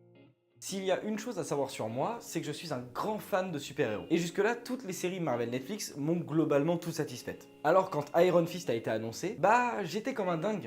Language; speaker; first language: French; native; French